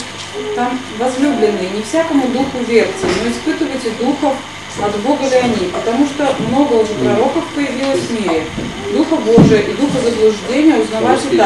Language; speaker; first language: Russian; native; Russian